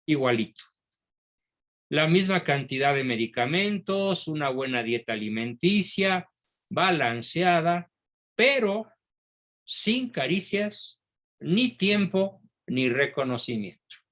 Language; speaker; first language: Spanish; native; Spanish